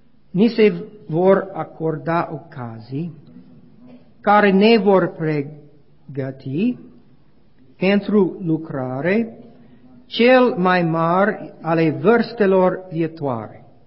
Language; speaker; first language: Romanian; non-native, learner; English